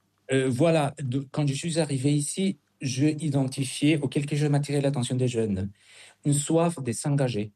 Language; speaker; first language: French; non-native, fluent; Spanish